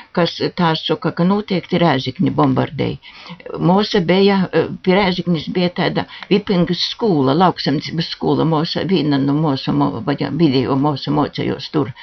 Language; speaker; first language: Latvian; native; Latvian